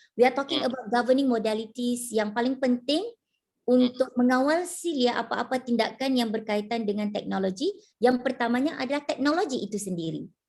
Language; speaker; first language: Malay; native; Malay